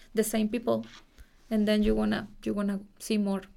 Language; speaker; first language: English; non-native, fluent; Spanish